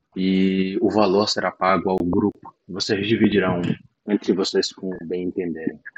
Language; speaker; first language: Portuguese; native; Portuguese